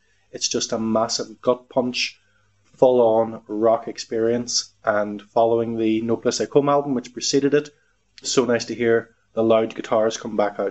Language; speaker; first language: English; native; English